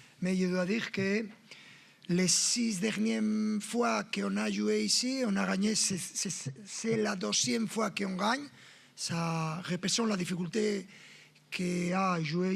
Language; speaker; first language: French; non-native, fluent; Spanish